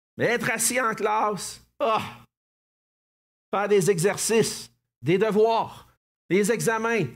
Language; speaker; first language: French; native; French